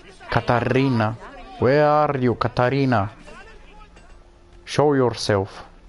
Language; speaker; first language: English; non-native, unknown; Bulgarian